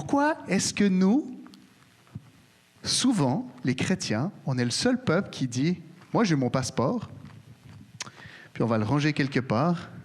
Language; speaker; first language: French; native; French